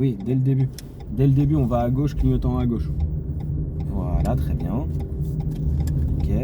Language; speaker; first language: French; native; French